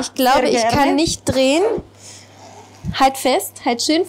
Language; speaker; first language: German; native; German